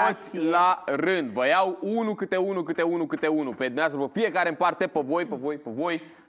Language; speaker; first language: Romanian; native; Romanian